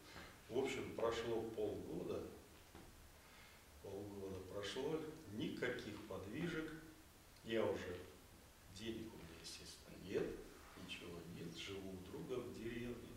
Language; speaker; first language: Russian; native; Russian